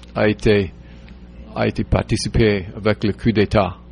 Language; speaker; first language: French; non-native, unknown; English